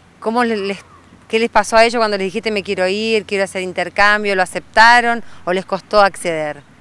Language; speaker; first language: Spanish; native; Spanish